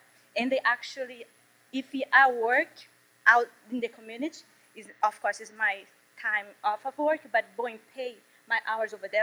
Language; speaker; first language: English; non-native, learner; Portuguese